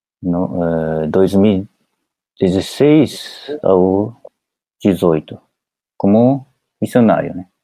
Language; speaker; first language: Portuguese; non-native, learner; Japanese